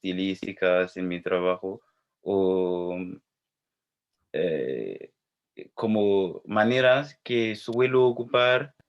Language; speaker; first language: Spanish; non-native, fluent; Haitian Creole